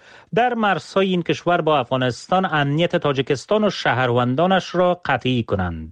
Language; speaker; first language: Persian; native; Persian